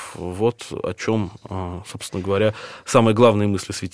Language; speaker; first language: Russian; native; Russian